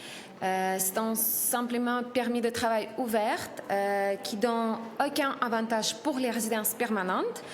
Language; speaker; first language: French; non-native, learner; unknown